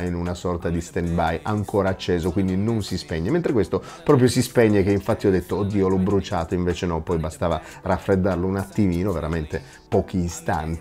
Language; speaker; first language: Italian; native; Italian